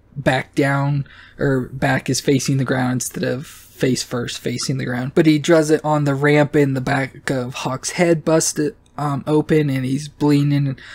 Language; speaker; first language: English; native; English